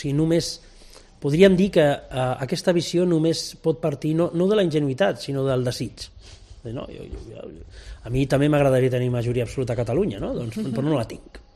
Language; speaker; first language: Catalan; non-native, local second language; Spanish